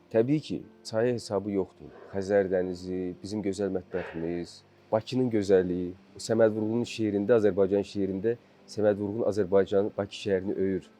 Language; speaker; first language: Azerbaijani; native; Azerbaijani